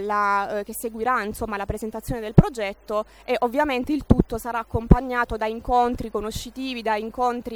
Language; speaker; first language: Italian; native; Italian